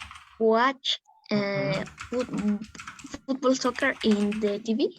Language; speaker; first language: English; non-native, learner; Spanish